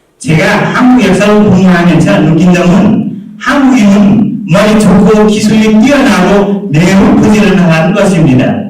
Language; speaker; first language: Korean; non-native, fluent; Nepali